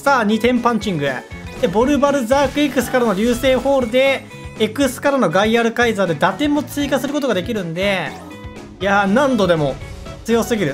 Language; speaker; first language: Japanese; native; Japanese